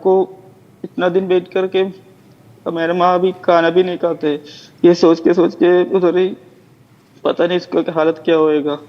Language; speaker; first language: Hindi; non-native, local second language; Malayalam